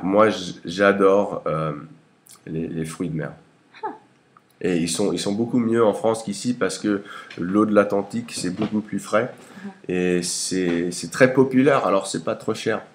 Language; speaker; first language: French; early bilingual, heritage; English